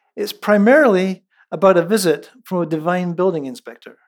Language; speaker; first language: English; non-native, local second language; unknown